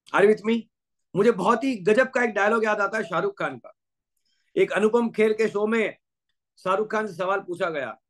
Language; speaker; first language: Hindi; non-native, local second language; Gujarati